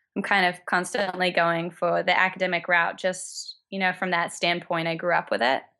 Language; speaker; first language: English; native; English